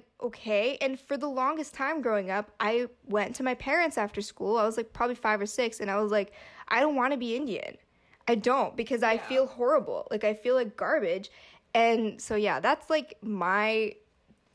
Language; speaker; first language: English; native; English